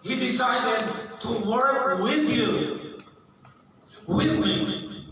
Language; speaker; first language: English; non-native, local second language; Filipino